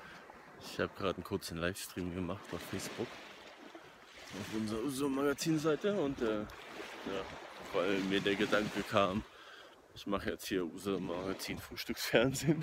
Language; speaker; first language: German; native; German